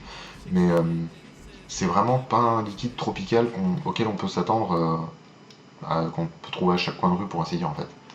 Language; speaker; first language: French; native; French